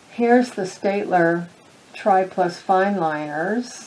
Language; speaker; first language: English; native; English